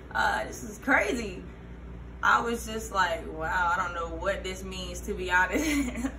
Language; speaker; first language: English; native; English